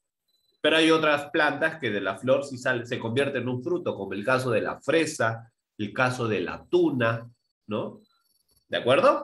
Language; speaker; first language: Spanish; native; Spanish